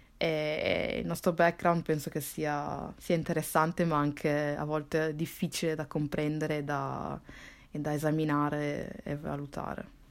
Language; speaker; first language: Italian; early bilingual, other home language; Somali